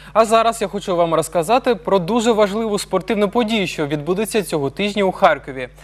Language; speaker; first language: Ukrainian; native; Ukrainian